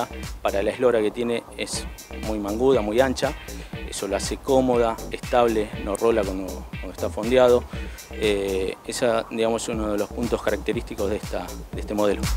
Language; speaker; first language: Spanish; native; Spanish